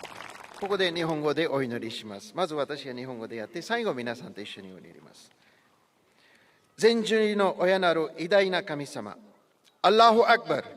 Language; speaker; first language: Japanese; non-native, fluent; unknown